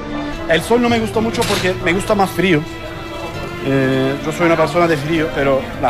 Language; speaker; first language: Spanish; non-native, learner; Turkish